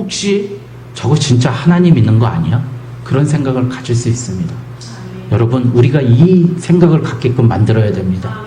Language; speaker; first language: Korean; native; Korean